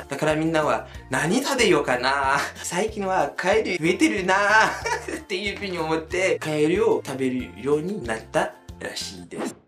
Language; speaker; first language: Japanese; non-native, fluent; French